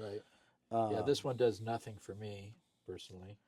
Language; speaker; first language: English; native; English